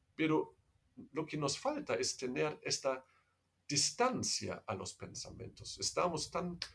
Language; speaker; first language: Spanish; non-native, fluent; German